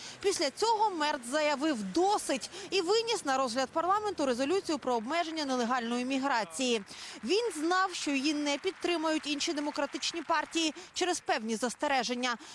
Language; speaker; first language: Ukrainian; native; Ukrainian